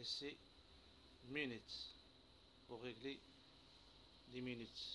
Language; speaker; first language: French; non-native, local second language; Arabic